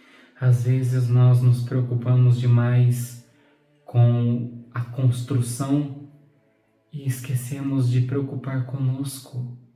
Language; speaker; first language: Portuguese; native; Portuguese